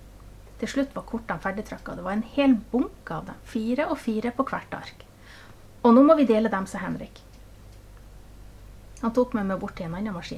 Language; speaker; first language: Norwegian; native; Norwegian